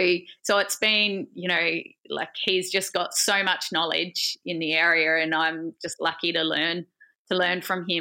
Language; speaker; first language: English; native; English